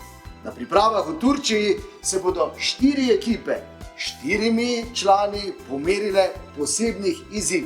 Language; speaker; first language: Slovenian; native; Slovenian